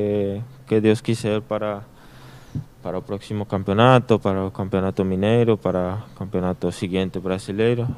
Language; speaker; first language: Portuguese; non-native, learner; Spanish